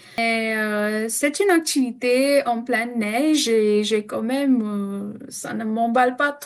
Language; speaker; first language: French; non-native, fluent; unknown